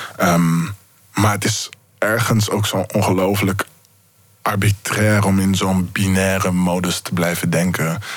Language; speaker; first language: Dutch; native; Dutch